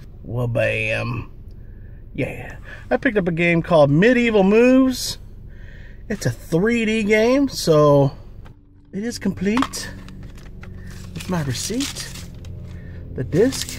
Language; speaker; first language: English; native; English